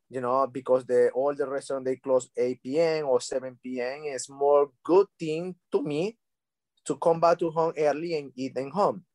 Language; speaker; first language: English; non-native, learner; Spanish